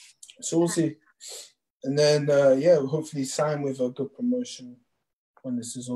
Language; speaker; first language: English; native; English